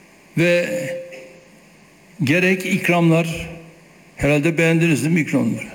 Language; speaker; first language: Turkish; native; Turkish